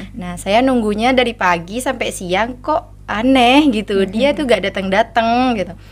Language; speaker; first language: Indonesian; non-native, local second language; Madurese